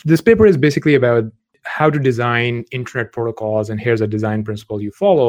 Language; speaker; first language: English; non-native, local second language; Punjabi